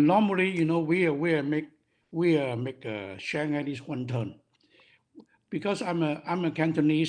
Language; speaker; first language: English; non-native, local second language; Cantonese